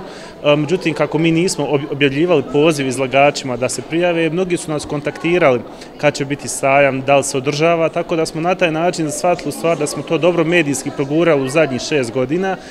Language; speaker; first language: Bosnian; native; Bosnian